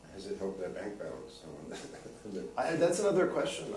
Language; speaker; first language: English; native; English